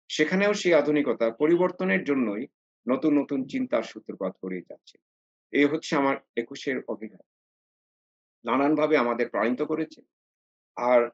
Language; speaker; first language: Bangla; non-native, local second language; Sylheti